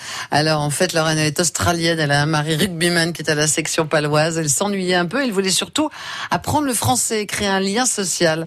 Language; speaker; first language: French; native; French